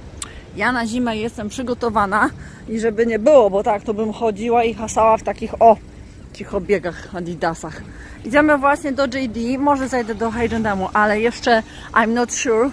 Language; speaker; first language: Polish; native; Polish